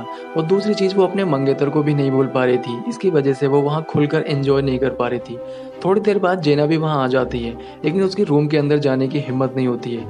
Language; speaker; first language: Hindi; native; Hindi